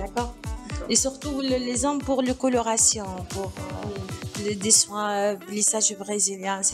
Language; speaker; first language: French; non-native, local second language; Arabic